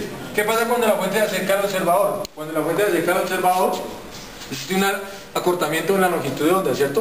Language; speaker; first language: Spanish; native; Spanish